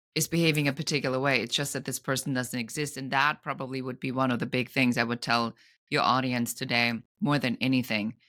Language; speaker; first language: English; non-native, fluent; German